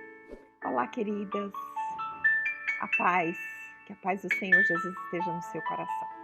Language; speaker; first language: Portuguese; native; Portuguese